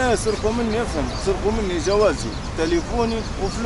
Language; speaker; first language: Arabic; native; Arabic